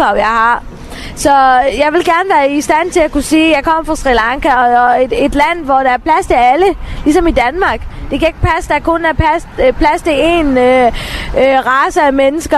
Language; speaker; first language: Danish; early bilingual, other home language; Tamil